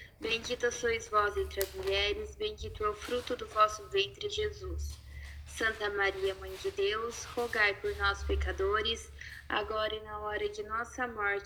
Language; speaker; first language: Portuguese; native; Portuguese